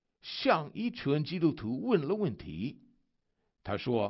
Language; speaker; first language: Chinese; native; Chinese